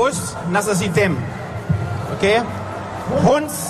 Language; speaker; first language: Catalan; non-native, learner; German